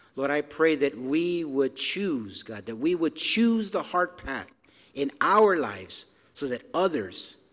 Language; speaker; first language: English; early bilingual, other home language; Spanish